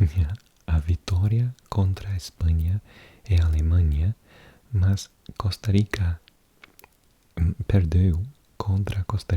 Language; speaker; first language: Portuguese; non-native, learner; English